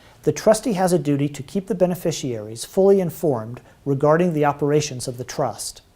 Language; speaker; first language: English; native; English